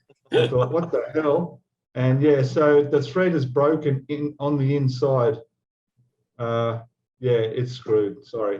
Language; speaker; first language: English; native; English